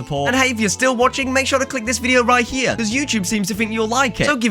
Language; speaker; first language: English; native; English